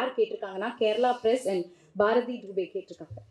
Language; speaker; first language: Tamil; native; Tamil